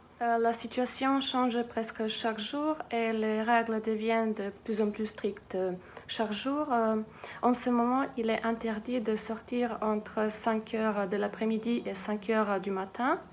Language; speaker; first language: French; non-native, fluent; Serbian